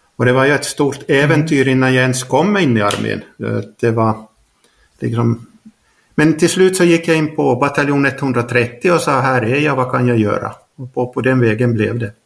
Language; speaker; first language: Swedish; native; Swedish